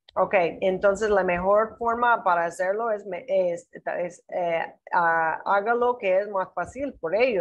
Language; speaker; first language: Spanish; non-native, learner; English